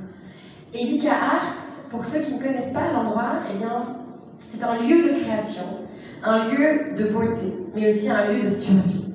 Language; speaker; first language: French; native; French